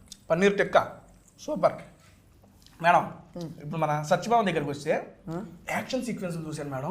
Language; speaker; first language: Telugu; native; Telugu